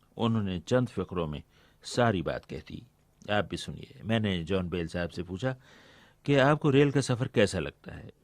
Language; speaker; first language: Urdu; native; Urdu